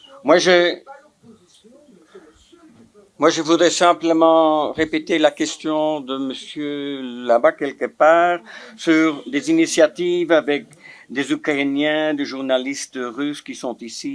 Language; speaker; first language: French; non-native, local second language; Dutch